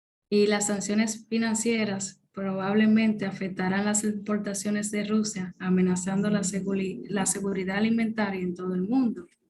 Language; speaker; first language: Spanish; native; Spanish